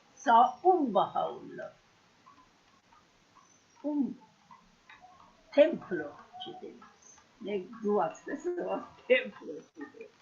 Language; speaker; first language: Portuguese; non-native, fluent; Persian